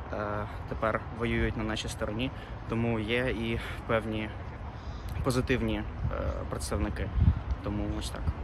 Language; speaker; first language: Ukrainian; native; Ukrainian